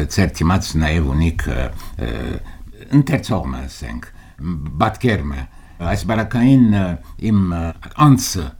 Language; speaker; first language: Armenian; early bilingual, heritage; Armenian